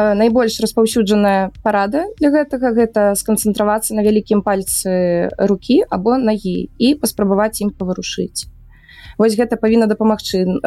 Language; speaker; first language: Belarusian; native; Belarusian